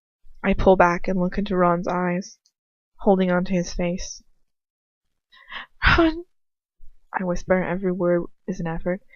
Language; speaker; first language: English; native; English